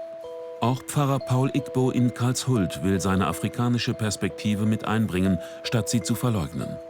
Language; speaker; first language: German; native; German